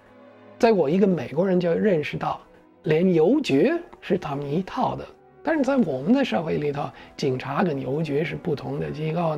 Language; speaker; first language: Chinese; non-native, fluent; English